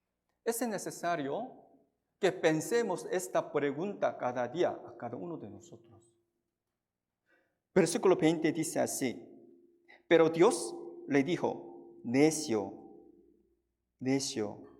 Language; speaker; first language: Spanish; non-native, fluent; Korean